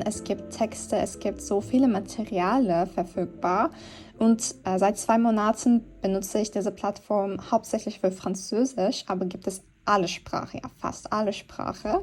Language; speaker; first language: German; non-native, fluent; Turkish